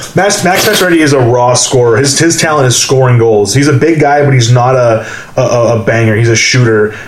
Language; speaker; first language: English; native; English